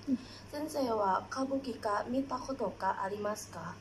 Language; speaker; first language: Japanese; non-native, learner; Thai